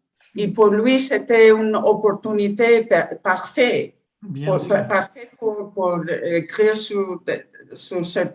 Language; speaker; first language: French; non-native, learner; Spanish